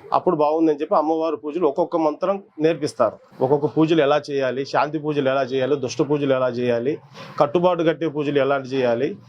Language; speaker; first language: Telugu; non-native, local second language; Koya